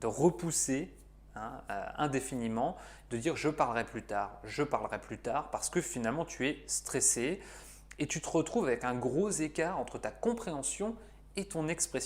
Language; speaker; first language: French; native; French